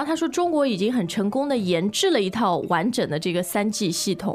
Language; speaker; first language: Chinese; native; Chinese